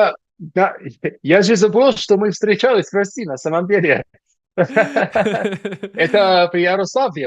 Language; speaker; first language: Russian; non-native, learner; English